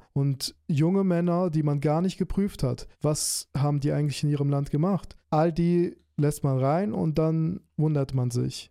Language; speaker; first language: German; early bilingual, other home language; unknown